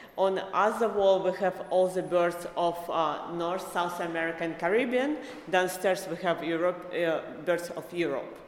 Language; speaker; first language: English; non-native, fluent; Belarusian